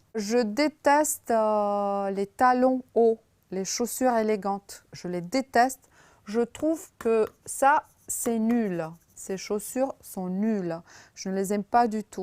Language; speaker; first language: French; non-native, fluent; Romanian